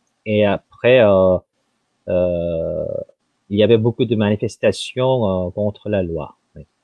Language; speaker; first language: French; non-native, fluent; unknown